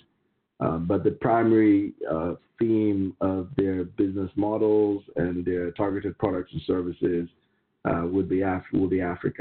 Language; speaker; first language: English; non-native, local second language; Yoruba